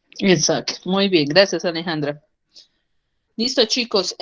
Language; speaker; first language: Spanish; native; Spanish